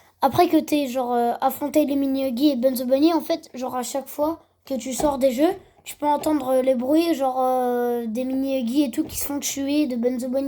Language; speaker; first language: French; native; French